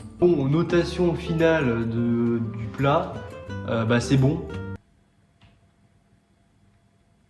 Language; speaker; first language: French; native; French